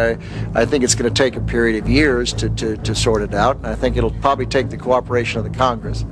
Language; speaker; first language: English; native; English